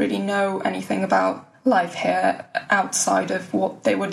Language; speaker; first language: English; early bilingual, other home language; Polish